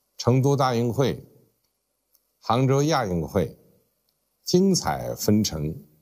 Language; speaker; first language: Chinese; native; Chinese